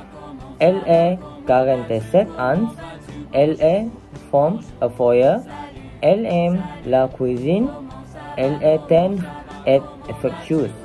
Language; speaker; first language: French; non-native, learner; Malay